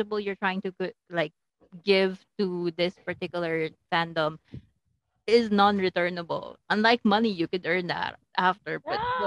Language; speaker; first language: English; non-native, local second language; Filipino